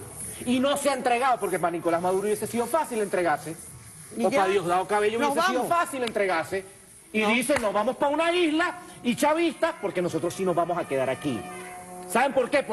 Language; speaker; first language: Spanish; native; Spanish